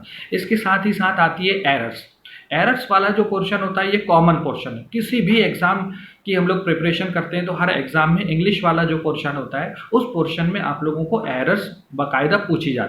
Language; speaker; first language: Hindi; native; Hindi